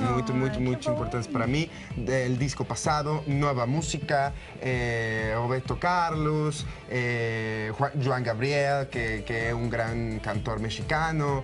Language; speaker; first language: Portuguese; non-native, learner; Spanish